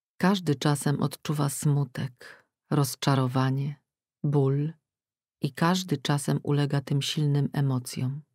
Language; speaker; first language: Polish; native; Polish